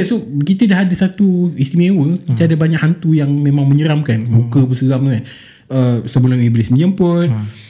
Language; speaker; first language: Malay; native; Malay